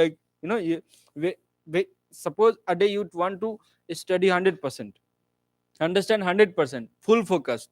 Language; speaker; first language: English; non-native, local second language; Hindi